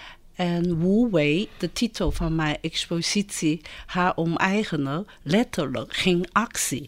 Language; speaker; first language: Dutch; non-native, fluent; Chinese